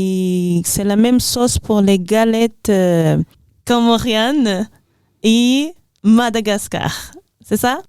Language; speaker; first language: French; non-native, learner; Portuguese